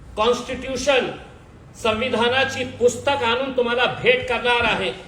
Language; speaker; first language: Marathi; non-native, local second language; Urdu